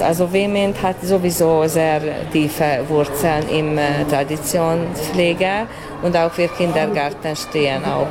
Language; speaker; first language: German; native; German